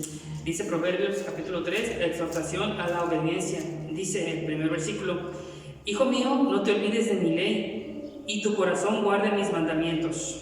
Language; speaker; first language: Spanish; native; Spanish